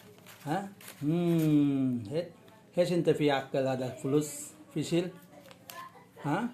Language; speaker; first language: Arabic; non-native, learner; Bangla